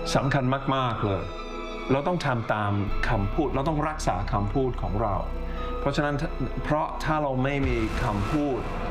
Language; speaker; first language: Thai; non-native, fluent; English